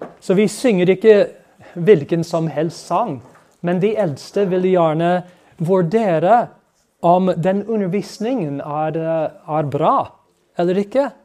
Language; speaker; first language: Norwegian; non-native, fluent; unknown